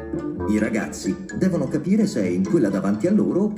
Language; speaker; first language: Italian; native; Italian